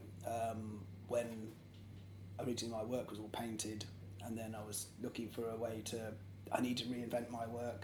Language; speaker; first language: English; native; English